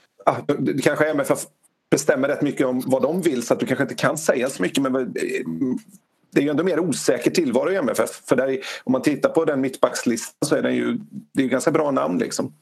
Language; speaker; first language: Swedish; native; Swedish